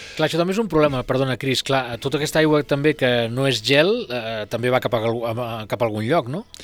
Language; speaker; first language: Catalan; native; Catalan